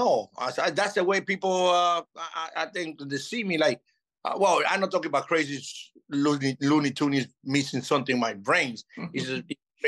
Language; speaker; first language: English; non-native, fluent; Spanish